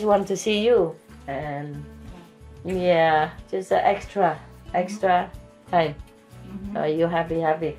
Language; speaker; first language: English; non-native, learner; Vietnamese